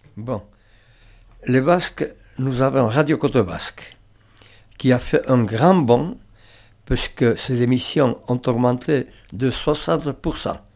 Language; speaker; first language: French; non-native, local second language; Basque